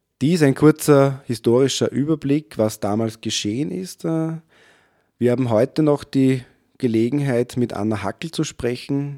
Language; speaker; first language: German; native; German